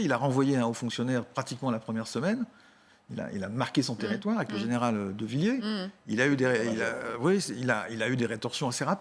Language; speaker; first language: French; native; French